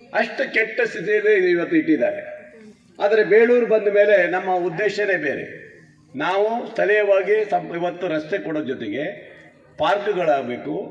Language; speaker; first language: Kannada; native; Kannada